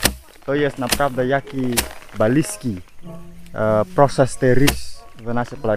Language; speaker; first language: Polish; non-native, learner; Balinese